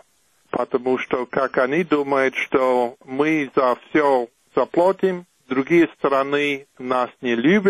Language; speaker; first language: Russian; non-native, fluent; English